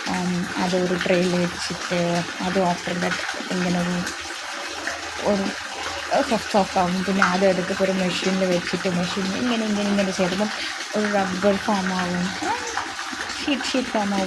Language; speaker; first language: Malayalam; non-native, local second language; Telugu